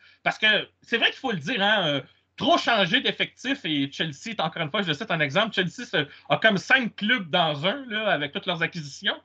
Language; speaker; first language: French; native; French